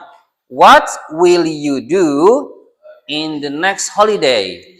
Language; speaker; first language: English; non-native, learner; Indonesian